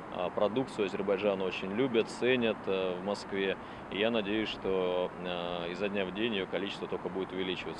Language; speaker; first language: Russian; native; Russian